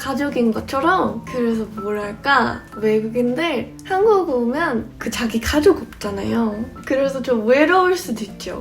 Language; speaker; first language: Korean; non-native, fluent; English